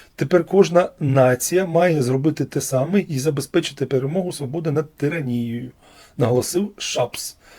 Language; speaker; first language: Ukrainian; non-native, local second language; Russian